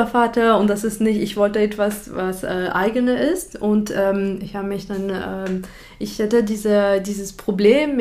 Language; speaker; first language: German; non-native, fluent; French